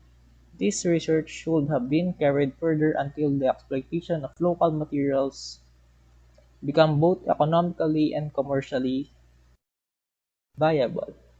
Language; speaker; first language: English; non-native, local second language; Filipino